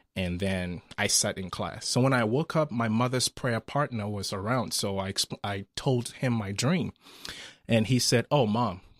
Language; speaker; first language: English; non-native, local second language; Akan